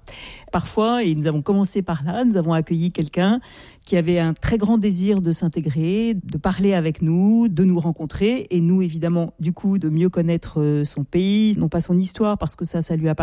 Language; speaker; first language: French; native; French